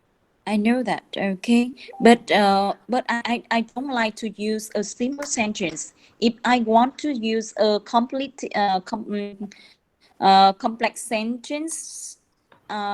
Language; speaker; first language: English; non-native, learner; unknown